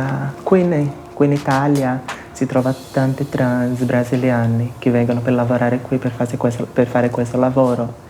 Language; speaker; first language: Italian; non-native, fluent; Portuguese